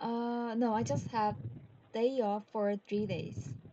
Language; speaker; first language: English; non-native, learner; Korean